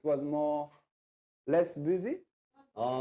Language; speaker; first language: English; non-native, fluent; French